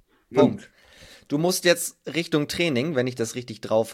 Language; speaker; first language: German; native; German